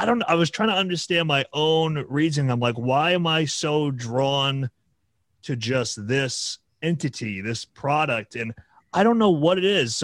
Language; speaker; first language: English; native; English